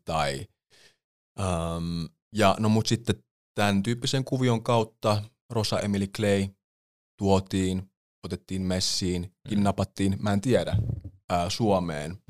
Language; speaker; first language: Finnish; early bilingual, other home language; English